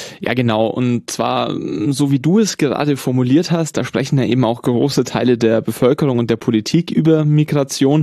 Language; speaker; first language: German; native; German